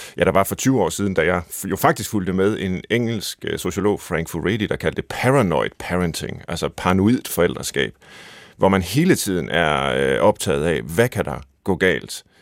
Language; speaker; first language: Danish; native; Danish